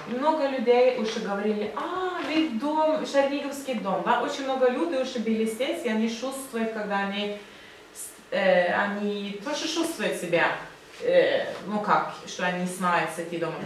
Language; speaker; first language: Russian; non-native, learner; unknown